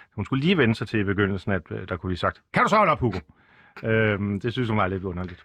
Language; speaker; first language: Danish; native; Danish